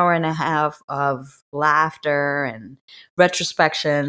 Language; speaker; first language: English; non-native, local second language; Filipino